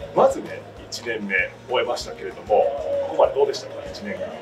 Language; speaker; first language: Japanese; native; Japanese